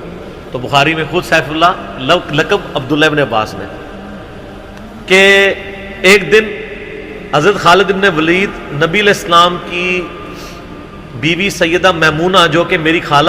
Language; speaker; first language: Urdu; non-native, local second language; Punjabi